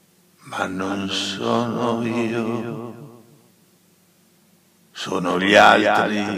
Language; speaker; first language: Italian; native; Italian